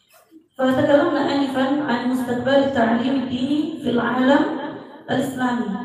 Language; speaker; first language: Arabic; non-native, fluent; Indonesian